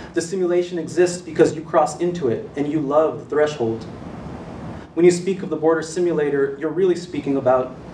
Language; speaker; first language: English; native; English